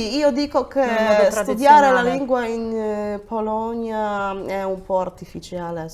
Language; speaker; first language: Italian; non-native, fluent; Polish